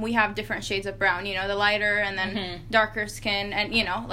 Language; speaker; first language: English; non-native, fluent; Arabic